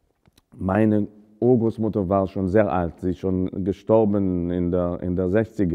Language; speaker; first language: German; non-native, fluent; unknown